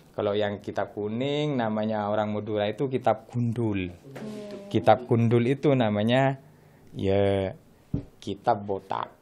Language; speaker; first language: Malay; non-native, local second language; Madurese